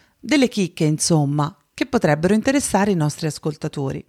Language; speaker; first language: Italian; native; Italian